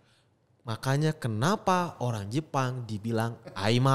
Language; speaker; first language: Indonesian; native; Indonesian